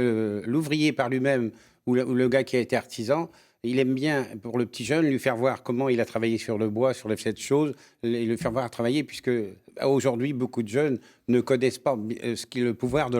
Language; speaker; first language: French; native; French